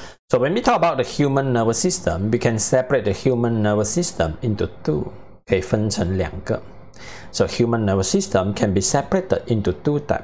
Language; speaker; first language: English; non-native, local second language; Chinese